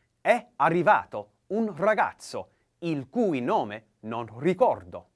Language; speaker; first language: Italian; non-native, learner; English